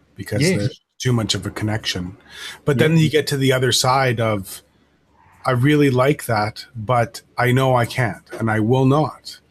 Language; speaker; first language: English; native; English